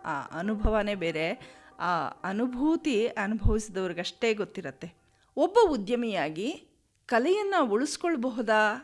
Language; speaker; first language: Kannada; native; Kannada